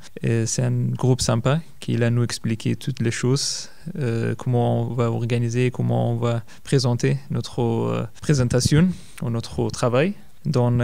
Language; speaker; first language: French; non-native, fluent; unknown